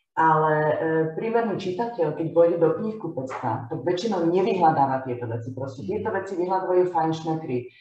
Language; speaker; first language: Slovak; non-native, fluent; Hungarian